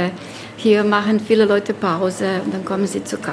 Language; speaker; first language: German; non-native, learner; Bosnian